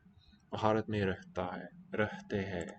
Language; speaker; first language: Hindi; non-native, learner; English